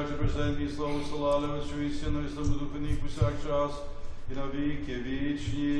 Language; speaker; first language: Ukrainian; early bilingual, heritage; Ukrainian